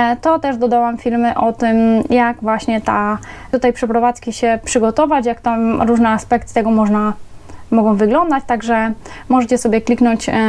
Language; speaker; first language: Polish; native; Polish